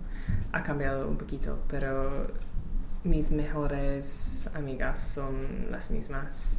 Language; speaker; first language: Spanish; non-native, learner; English